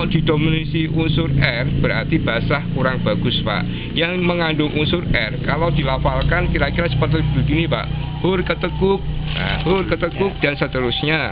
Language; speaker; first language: Indonesian; non-native, local second language; Javanese